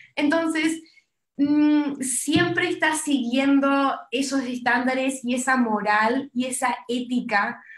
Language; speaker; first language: Spanish; early bilingual, heritage; Spanish